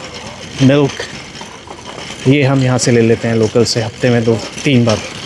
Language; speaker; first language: Hindi; native; Hindi